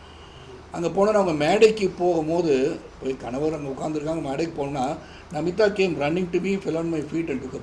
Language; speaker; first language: Tamil; native; Tamil